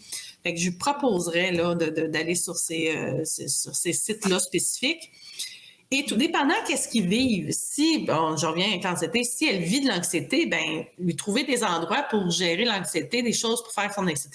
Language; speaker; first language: French; native; French